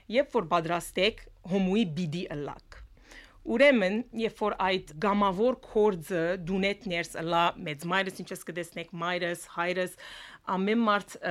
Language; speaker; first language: Armenian; early bilingual, heritage; Armenian